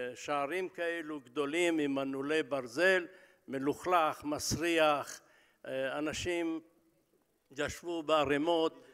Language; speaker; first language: Hebrew; early bilingual, other home language; Persian